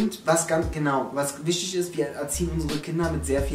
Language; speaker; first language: German; native; German